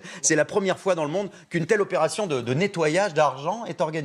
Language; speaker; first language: French; native; French